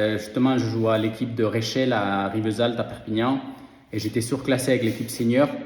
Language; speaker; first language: French; early bilingual, other home language; Spanish